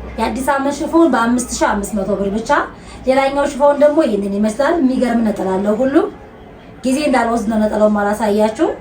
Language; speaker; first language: Amharic; native; Amharic